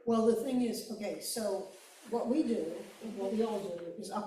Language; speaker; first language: English; native; English